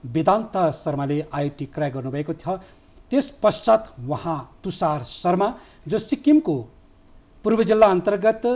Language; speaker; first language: Nepali; native; Nepali